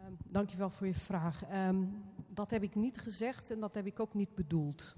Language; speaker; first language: Dutch; non-native, fluent; Portuguese